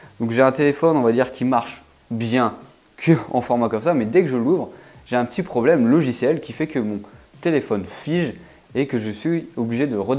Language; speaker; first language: French; native; French